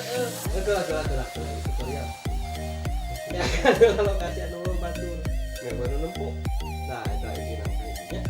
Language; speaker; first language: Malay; non-native, local second language; Sundanese